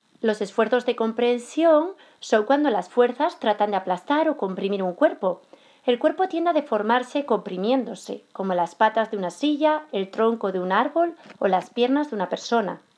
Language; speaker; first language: Spanish; native; Spanish